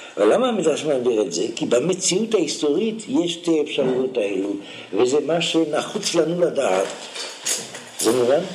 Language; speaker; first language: Hebrew; non-native, fluent; French